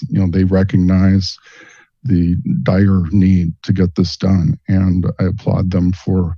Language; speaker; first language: English; native; English